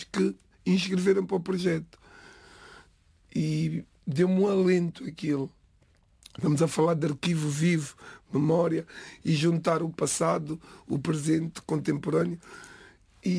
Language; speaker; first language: Portuguese; non-native, local second language; Kabuverdianu